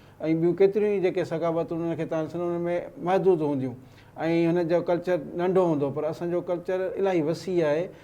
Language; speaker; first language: Sindhi; native; Sindhi